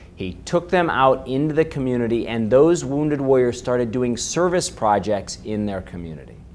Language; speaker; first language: English; native; English